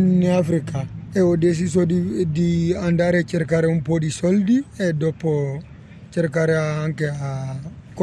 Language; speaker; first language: Italian; non-native, learner; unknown